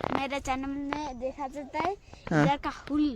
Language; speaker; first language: Hindi; non-native, local second language; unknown